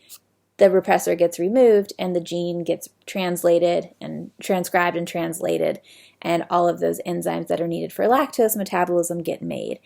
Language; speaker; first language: English; native; English